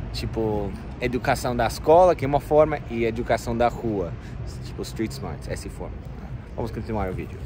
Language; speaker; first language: Portuguese; non-native, fluent; English